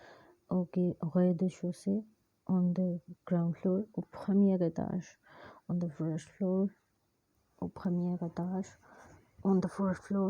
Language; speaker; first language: French; non-native, fluent; Hindi